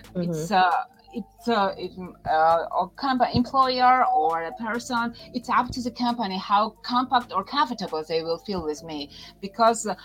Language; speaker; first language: English; non-native, fluent; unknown